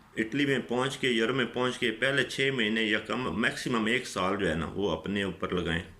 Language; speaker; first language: Urdu; non-native, local second language; Punjabi